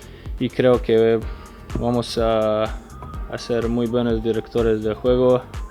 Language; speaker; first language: Spanish; non-native, fluent; Slovenian